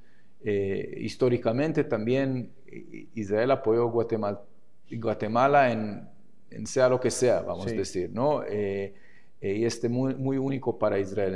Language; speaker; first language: Spanish; non-native, fluent; Hebrew